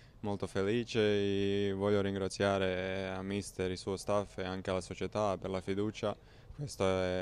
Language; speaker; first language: Italian; non-native, learner; Croatian